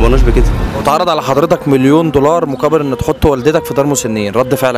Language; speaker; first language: Arabic; native; Arabic